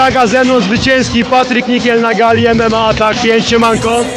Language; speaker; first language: Polish; native; Polish